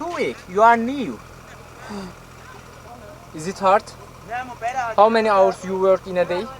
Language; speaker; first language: English; non-native, learner; Turkish